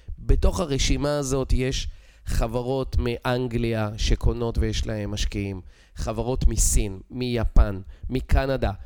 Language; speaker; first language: Hebrew; native; Hebrew